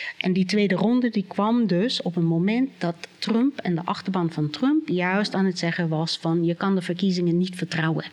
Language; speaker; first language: Dutch; non-native, fluent; English